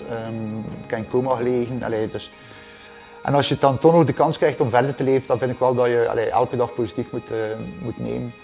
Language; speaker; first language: Dutch; native; Dutch